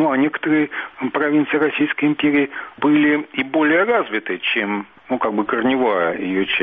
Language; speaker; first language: Russian; native; Russian